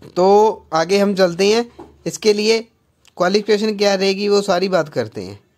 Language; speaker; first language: Hindi; non-native, local second language; Punjabi